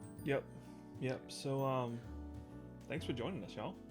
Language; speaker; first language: English; native; English